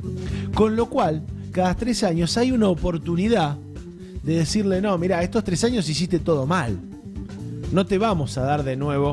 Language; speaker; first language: Spanish; native; Spanish